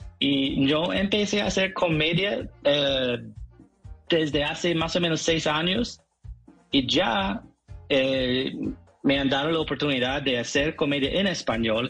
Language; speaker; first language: Spanish; non-native, fluent; English